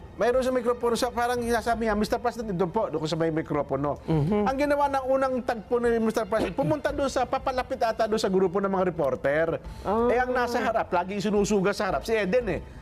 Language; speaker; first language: Filipino; native; Filipino